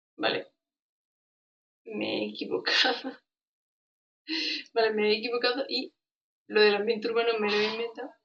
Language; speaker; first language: Spanish; native; Spanish